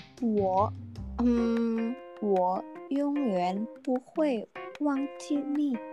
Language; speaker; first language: Chinese; non-native, learner; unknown